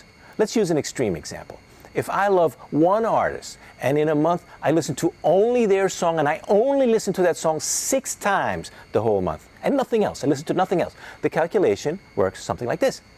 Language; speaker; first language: English; native; English